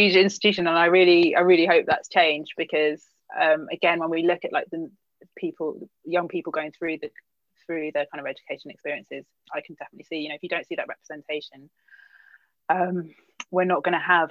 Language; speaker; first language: English; native; English